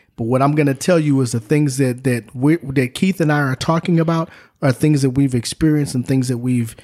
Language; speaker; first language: English; native; English